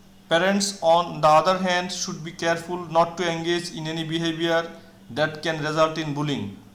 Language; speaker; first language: English; non-native, local second language; Bangla